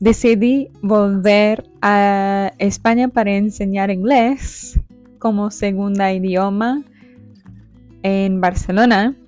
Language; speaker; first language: Spanish; non-native, fluent; English